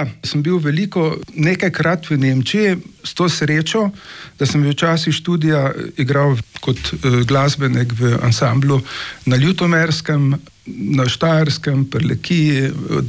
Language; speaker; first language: Slovenian; native; Slovenian